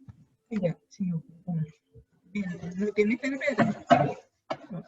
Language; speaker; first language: Spanish; native; Spanish